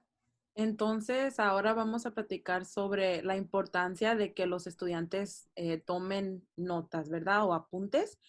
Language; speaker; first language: Spanish; early bilingual, heritage; Spanish